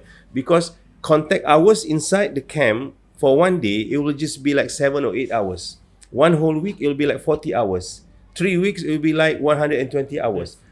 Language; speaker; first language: English; non-native, fluent; Malay